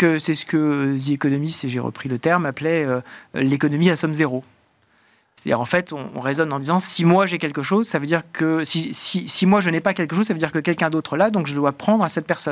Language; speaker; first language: French; native; French